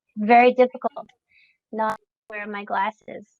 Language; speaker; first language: English; non-native, local second language; French